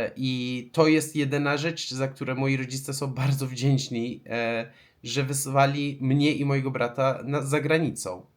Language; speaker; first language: Polish; non-native, fluent; Persian